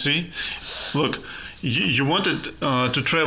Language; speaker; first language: English; non-native, fluent; Russian